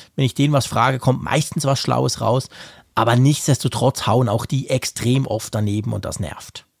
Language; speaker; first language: German; native; German